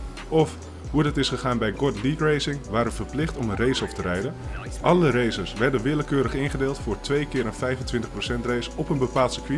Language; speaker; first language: Dutch; native; Dutch